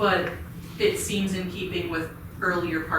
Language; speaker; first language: English; native; English